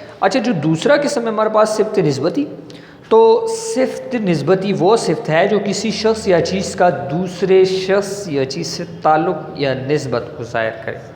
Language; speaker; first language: Urdu; non-native, local second language; Pashto